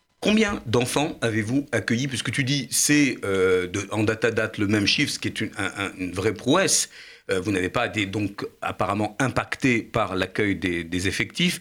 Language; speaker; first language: French; native; French